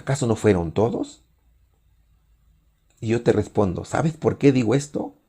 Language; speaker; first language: Spanish; native; Spanish